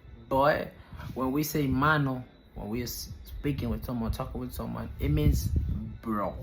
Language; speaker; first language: English; non-native, fluent; Spanish